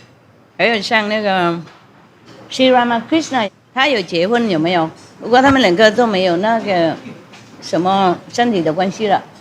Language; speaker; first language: Chinese; non-native, fluent; Vietnamese